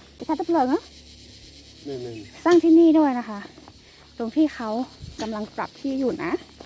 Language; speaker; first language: Thai; non-native, local second language; Karen languages